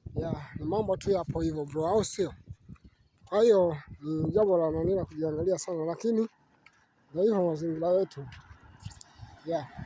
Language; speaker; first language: Swahili; native; Swahili